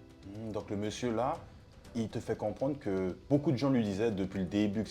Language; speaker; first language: French; native; French